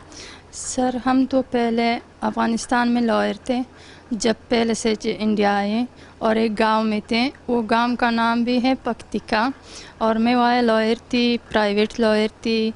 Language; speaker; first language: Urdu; non-native, learner; Pashto